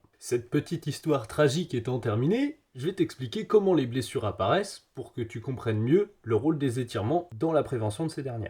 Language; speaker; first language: French; native; French